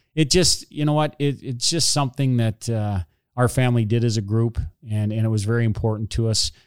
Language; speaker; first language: English; native; English